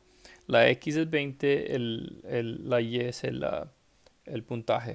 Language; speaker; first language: Spanish; early bilingual, heritage; English